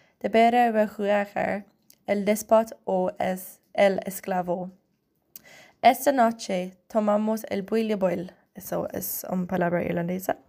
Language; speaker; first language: Spanish; non-native, learner; English